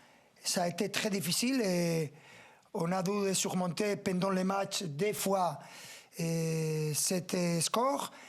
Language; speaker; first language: French; non-native, fluent; Spanish